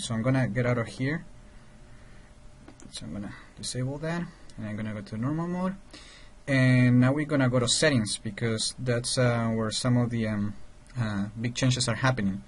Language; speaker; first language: English; non-native, fluent; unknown